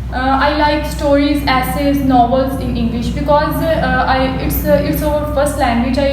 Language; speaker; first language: English; non-native, local second language; Urdu